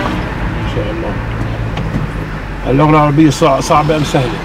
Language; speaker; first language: Arabic; native; Arabic